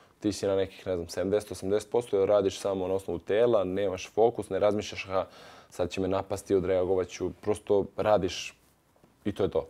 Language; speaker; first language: Bosnian; native; Bosnian